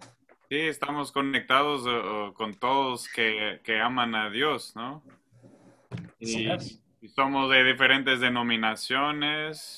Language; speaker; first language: Spanish; non-native, fluent; English